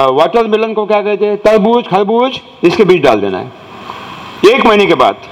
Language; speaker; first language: Hindi; non-native, local second language; Marathi